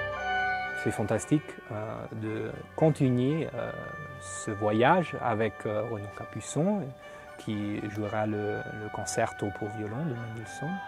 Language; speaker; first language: French; non-native, fluent; German